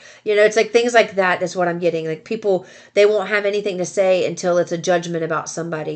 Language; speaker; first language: English; native; English